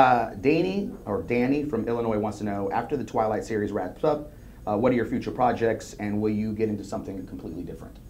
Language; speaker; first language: English; native; English